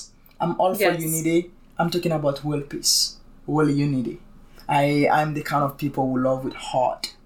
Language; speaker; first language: English; non-native, fluent; Haitian Creole